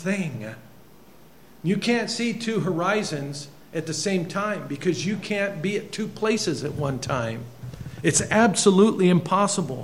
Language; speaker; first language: English; native; English